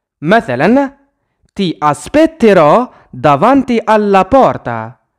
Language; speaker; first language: Italian; non-native, fluent; Arabic